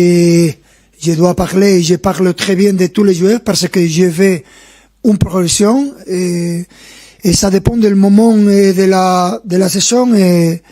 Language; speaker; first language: French; non-native, fluent; Spanish